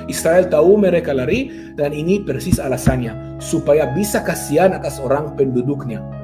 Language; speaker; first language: Indonesian; non-native, fluent; Hebrew